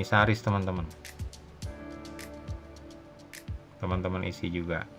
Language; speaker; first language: Indonesian; native; Indonesian